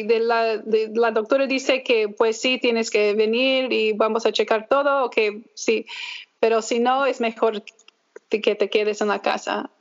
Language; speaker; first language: Spanish; early bilingual, heritage; English